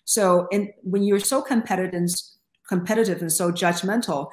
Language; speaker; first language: English; non-native, fluent; Chinese